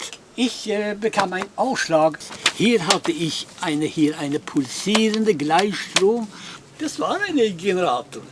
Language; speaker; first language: German; non-native, fluent; Swedish